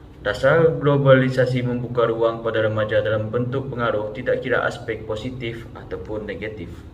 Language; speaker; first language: Malay; non-native, local second language; Iban